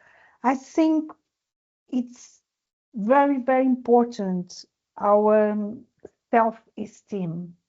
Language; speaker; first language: English; non-native, learner; Portuguese